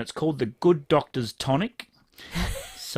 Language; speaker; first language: English; native; English